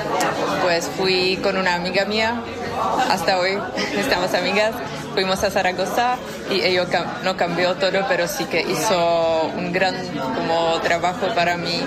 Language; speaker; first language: Spanish; non-native, fluent; Czech